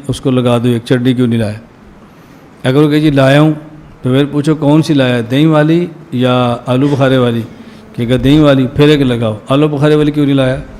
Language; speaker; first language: Urdu; non-native, local second language; Punjabi